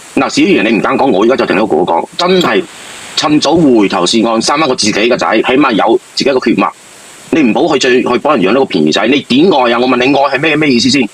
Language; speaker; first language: Cantonese; native; Cantonese